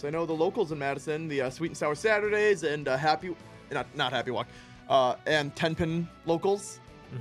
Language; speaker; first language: English; native; English